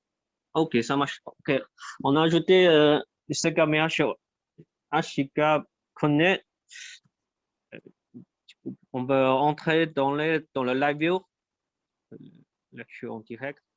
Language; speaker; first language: French; non-native, fluent; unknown